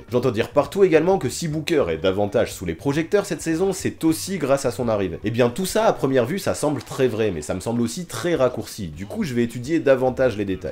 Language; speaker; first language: French; native; French